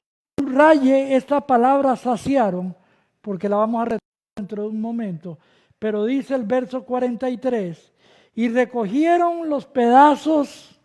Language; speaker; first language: Spanish; native; Spanish